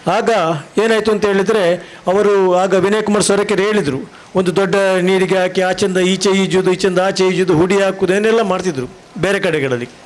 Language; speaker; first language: Kannada; non-native, local second language; Tulu